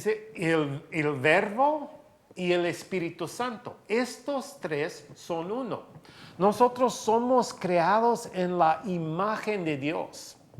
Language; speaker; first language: Spanish; non-native, fluent; English